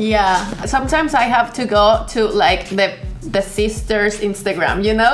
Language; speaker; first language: English; non-native, fluent; Spanish